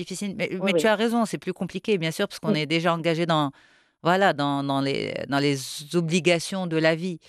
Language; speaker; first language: French; non-native, local second language; Arabic